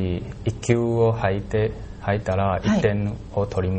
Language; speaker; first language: Japanese; non-native, learner; Chinese